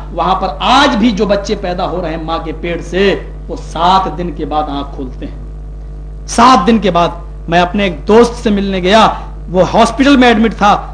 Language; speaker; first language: Urdu; native; Urdu